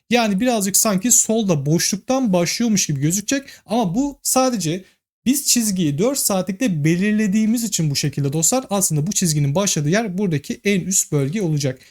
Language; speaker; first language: Turkish; native; Turkish